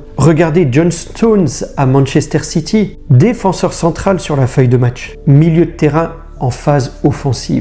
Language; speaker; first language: French; native; French